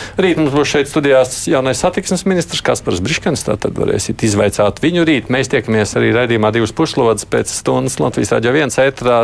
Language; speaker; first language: Latvian; native; Latvian